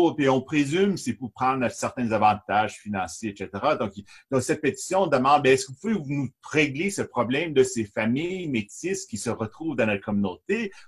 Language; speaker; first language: French; native; French